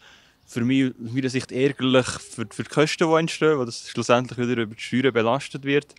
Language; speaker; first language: German; native; German